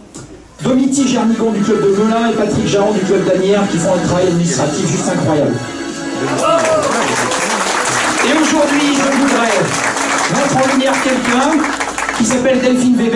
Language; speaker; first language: French; native; French